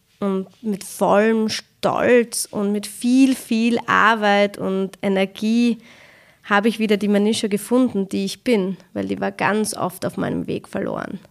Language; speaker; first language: German; early bilingual, other home language; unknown